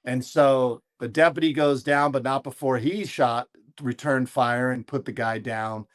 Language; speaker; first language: English; native; English